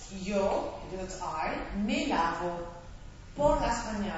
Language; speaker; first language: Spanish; non-native, fluent; English